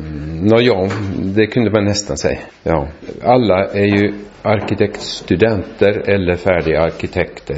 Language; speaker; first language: Swedish; non-native, local second language; Finnish